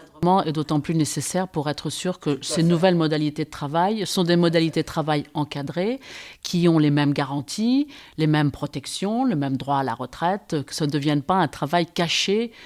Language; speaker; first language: French; native; French